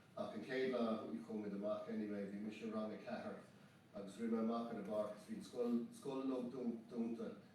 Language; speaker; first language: Irish; non-native, local second language; English